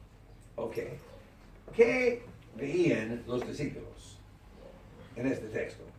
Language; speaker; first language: Spanish; non-native, learner; English